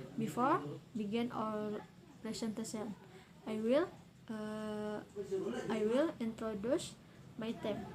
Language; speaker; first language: English; non-native, learner; Indonesian